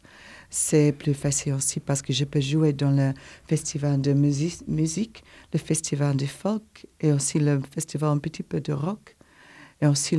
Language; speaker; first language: French; non-native, learner; English